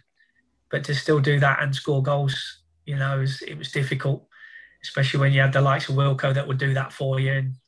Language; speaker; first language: English; native; English